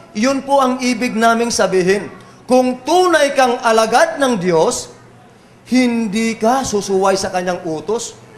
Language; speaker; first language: Filipino; native; Filipino